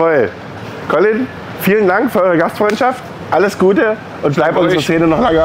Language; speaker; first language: German; native; German